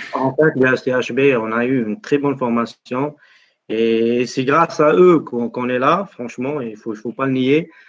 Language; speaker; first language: French; non-native, local second language; Arabic